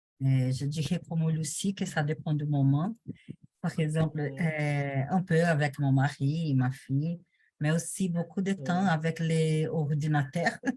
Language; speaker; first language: French; non-native, learner; Portuguese